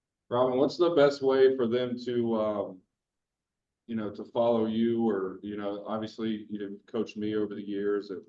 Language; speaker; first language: English; native; English